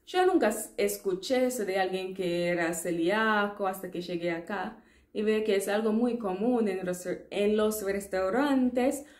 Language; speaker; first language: Spanish; non-native, fluent; English